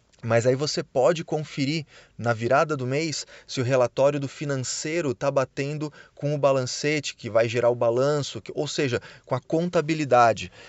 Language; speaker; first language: Portuguese; native; Portuguese